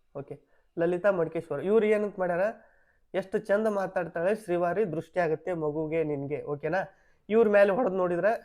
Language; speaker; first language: Kannada; native; Kannada